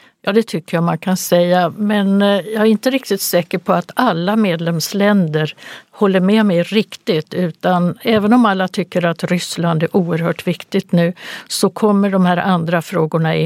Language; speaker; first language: Swedish; native; Swedish